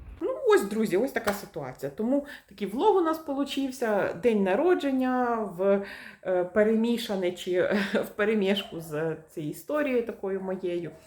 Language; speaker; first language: Ukrainian; native; Ukrainian